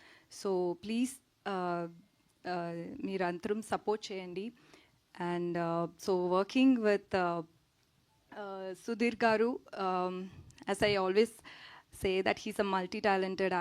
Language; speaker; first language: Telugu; non-native, learner; Tamil